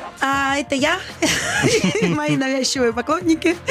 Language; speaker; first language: Russian; native; Russian